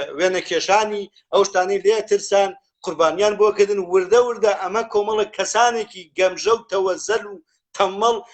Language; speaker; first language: Central Kurdish; non-native, local second language; Gurani